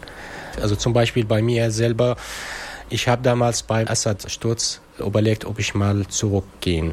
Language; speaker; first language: German; non-native, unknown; Arabic